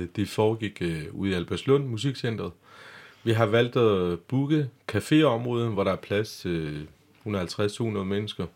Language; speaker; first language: Danish; non-native, fluent; Turkish